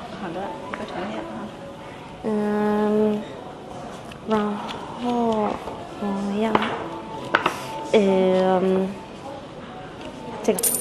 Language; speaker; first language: Chinese; non-native, learner; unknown